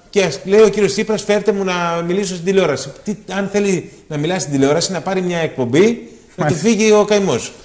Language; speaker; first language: Greek; native; Greek